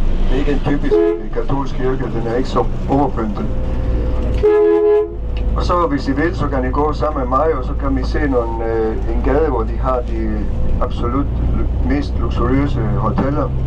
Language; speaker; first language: Danish; non-native, fluent; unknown